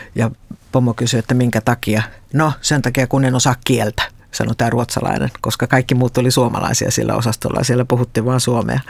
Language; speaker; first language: Finnish; native; Finnish